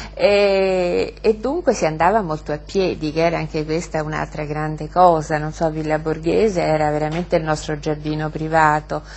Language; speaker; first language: Italian; native; Italian